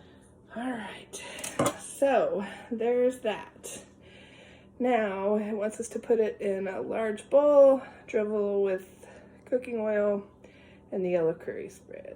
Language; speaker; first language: English; native; English